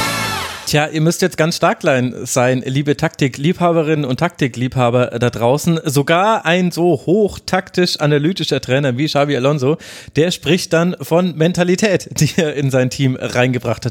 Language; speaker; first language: German; native; German